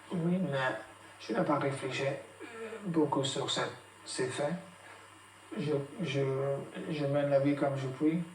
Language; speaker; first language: French; non-native, fluent; English